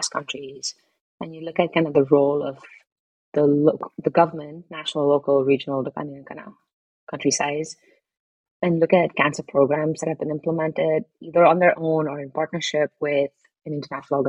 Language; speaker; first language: English; non-native, local second language; Hindi